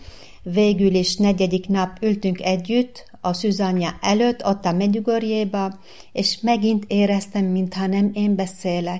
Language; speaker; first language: Hungarian; non-native, learner; Arabic